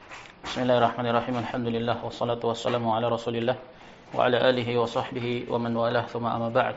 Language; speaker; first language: Arabic; non-native, fluent; Indonesian